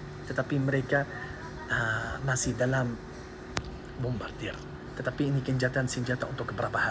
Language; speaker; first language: Indonesian; non-native, learner; Arabic